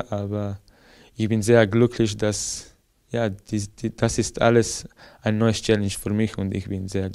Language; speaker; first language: German; non-native, learner; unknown